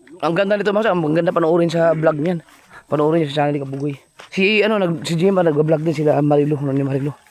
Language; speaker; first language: Filipino; non-native, local second language; Cebuano